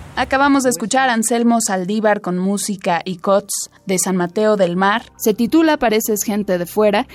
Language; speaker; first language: Spanish; native; Spanish